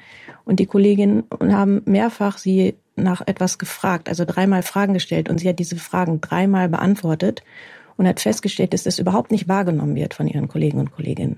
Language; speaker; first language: German; native; German